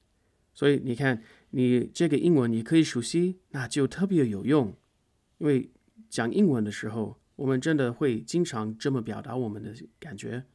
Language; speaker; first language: Chinese; non-native, fluent; English